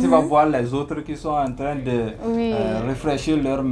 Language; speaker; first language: French; non-native, learner; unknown